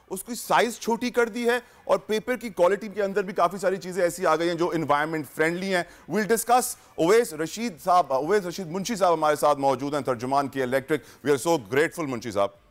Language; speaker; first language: Urdu; native; Urdu